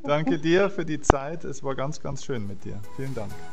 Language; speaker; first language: German; native; German